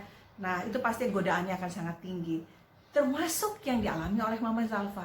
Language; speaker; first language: Indonesian; native; Indonesian